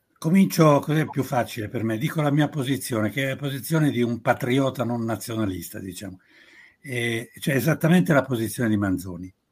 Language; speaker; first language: Italian; native; Italian